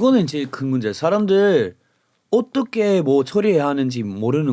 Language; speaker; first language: Korean; non-native, fluent; English